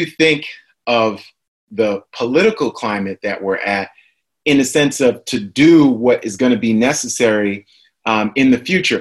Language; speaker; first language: English; native; English